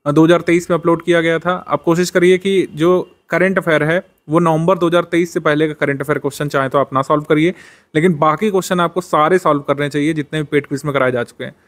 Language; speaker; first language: Hindi; native; Hindi